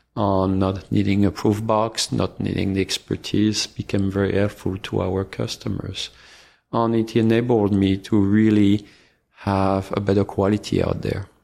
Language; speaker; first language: English; non-native, fluent; French